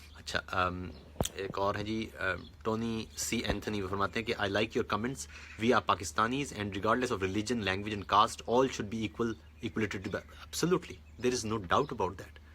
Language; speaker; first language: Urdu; non-native, local second language; Pahari-Potwari